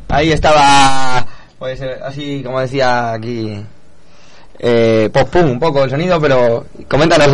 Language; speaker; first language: Spanish; native; Spanish